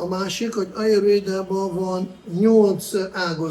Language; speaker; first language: Hungarian; non-native, fluent; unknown